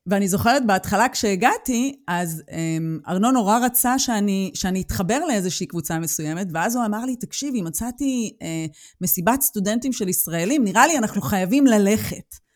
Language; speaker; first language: Hebrew; native; Hebrew